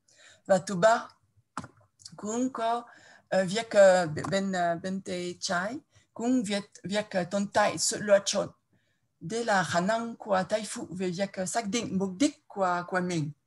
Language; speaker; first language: Vietnamese; non-native, fluent; French